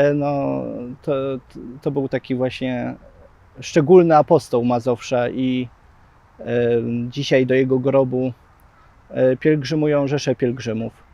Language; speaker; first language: Polish; native; Polish